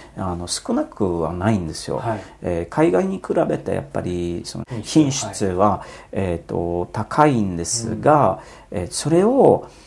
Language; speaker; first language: Japanese; non-native, fluent; Polish